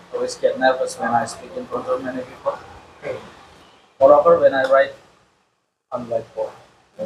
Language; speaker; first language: English; non-native, local second language; Indonesian